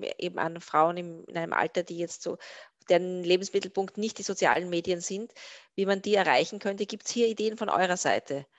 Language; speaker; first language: German; native; German